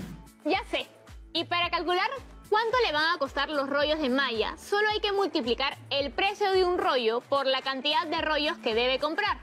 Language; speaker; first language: Spanish; native; Spanish